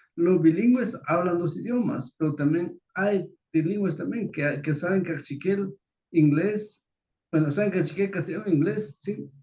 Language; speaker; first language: Spanish; non-native, local second language; Kaqchikel